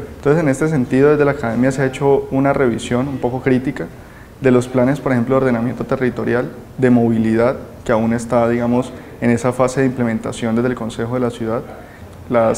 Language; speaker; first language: Spanish; native; Spanish